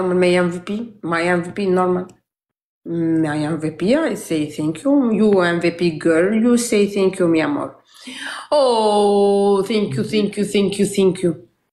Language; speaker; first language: English; non-native, learner; Arabic